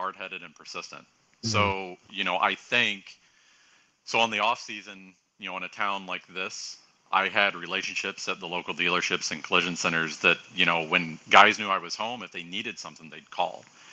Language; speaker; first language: English; native; English